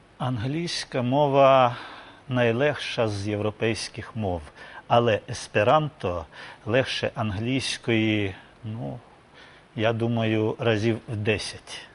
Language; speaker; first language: Ukrainian; non-native, local second language; Russian